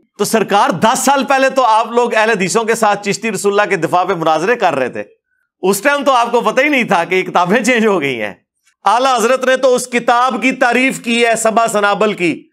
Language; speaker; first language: Urdu; non-native, local second language; Punjabi